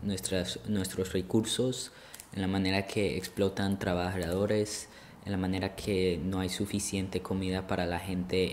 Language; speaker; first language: Spanish; early bilingual, heritage; Spanish